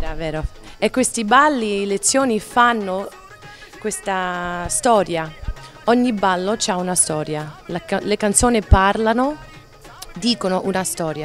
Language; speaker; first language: Italian; non-native, learner; English